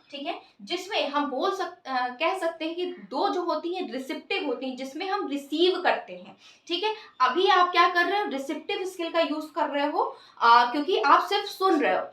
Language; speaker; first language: Hindi; native; Hindi